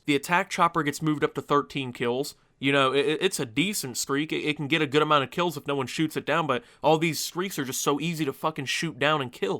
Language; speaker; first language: English; native; English